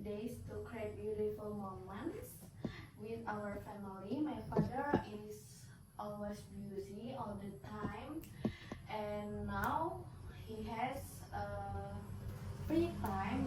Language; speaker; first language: English; non-native, learner; Indonesian